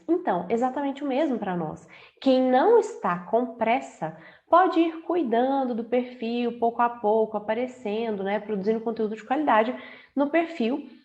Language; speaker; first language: Portuguese; native; Portuguese